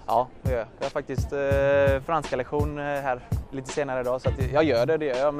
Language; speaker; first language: Swedish; native; Swedish